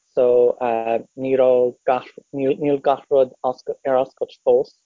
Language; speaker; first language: Irish; non-native, learner; English